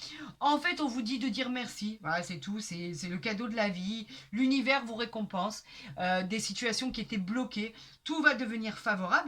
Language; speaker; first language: French; native; French